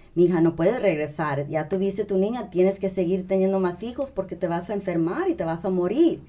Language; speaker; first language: Spanish; early bilingual, heritage; Spanish